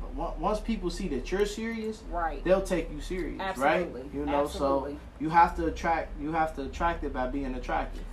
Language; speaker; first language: English; native; English